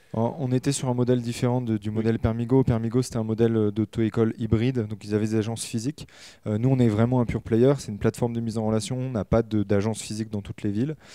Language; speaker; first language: French; native; French